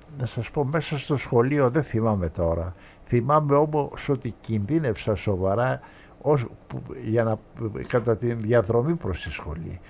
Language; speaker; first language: Greek; native; Greek